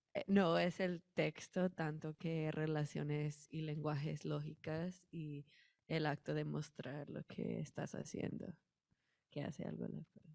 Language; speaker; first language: Spanish; non-native, fluent; English